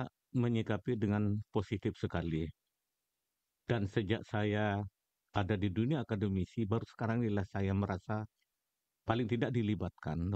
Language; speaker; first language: Indonesian; non-native, local second language; Madurese